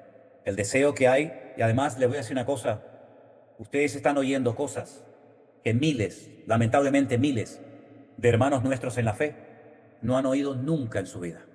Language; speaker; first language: Spanish; native; Spanish